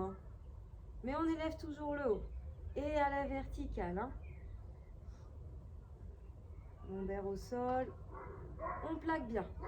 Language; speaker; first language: French; native; French